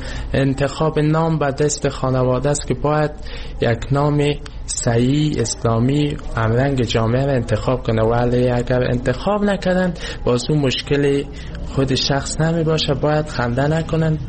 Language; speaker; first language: Persian; native; Persian